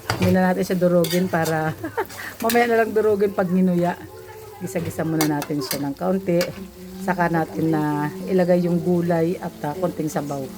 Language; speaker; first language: Filipino; non-native, local second language; Hiligaynon